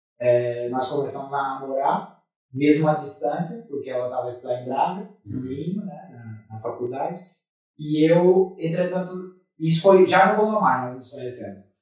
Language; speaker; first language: Portuguese; native; Portuguese